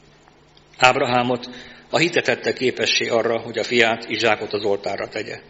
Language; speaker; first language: Hungarian; native; Hungarian